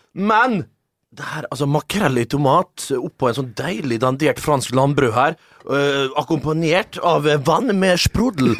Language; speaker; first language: Norwegian; native; Norwegian